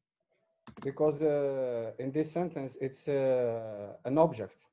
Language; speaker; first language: English; non-native, learner; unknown